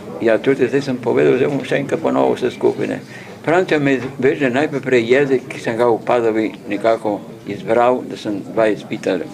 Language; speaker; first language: Slovenian; native; Slovenian